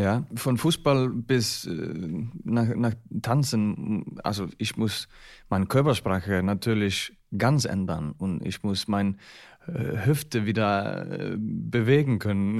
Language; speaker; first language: German; non-native, learner; Icelandic